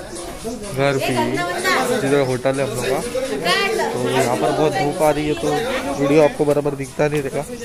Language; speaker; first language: Hindi; native; Hindi